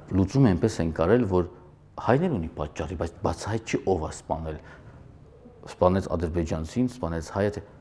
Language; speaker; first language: Armenian; native; Armenian